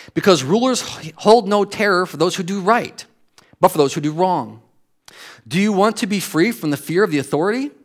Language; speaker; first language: English; native; English